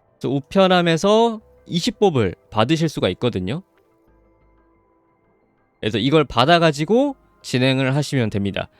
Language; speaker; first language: Korean; native; Korean